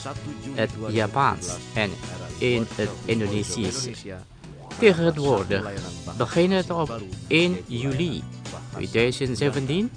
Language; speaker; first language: Dutch; non-native, learner; Indonesian